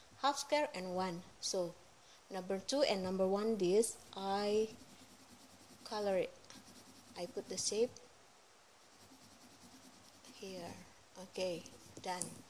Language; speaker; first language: English; non-native, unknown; Indonesian